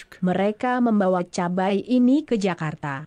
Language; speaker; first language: Indonesian; non-native, learner; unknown